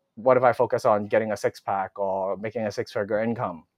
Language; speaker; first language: English; early bilingual, other home language; Cantonese